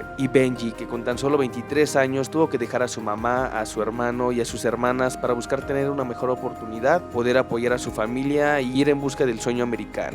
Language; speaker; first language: Spanish; native; Spanish